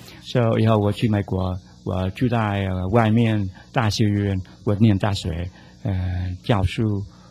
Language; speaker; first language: Chinese; non-native, learner; Vietnamese